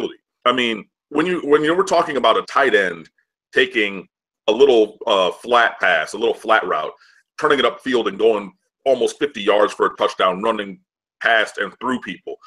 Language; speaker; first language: English; native; English